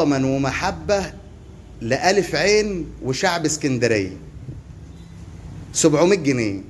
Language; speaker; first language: Arabic; native; Arabic